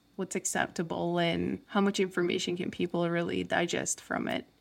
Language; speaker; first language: English; non-native, fluent; Turkish